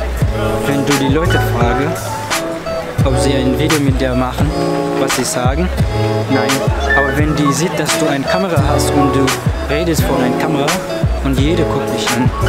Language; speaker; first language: German; non-native, learner; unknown